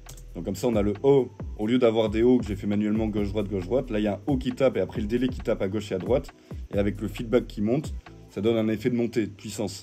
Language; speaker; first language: French; native; French